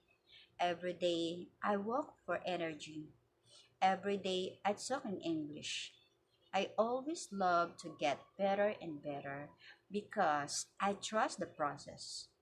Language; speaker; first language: English; non-native, learner; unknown